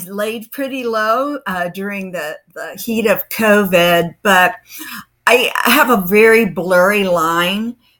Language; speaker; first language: English; native; English